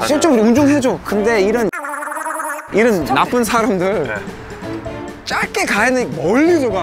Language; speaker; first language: Korean; non-native, learner; English